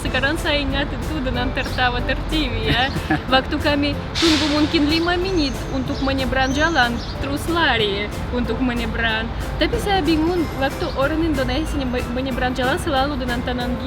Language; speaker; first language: Indonesian; non-native, fluent; Russian